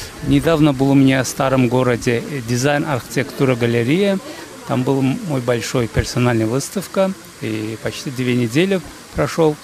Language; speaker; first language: Russian; non-native, fluent; Azerbaijani